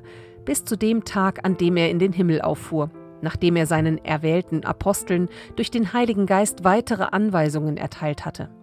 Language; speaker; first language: German; native; German